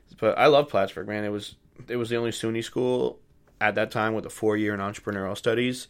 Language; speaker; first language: English; native; English